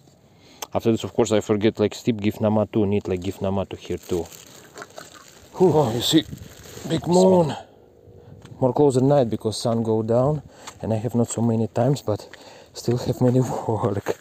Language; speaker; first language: English; non-native, learner; Russian